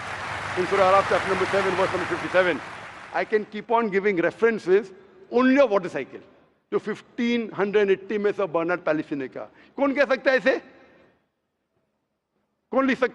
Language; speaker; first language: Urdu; non-native, local second language; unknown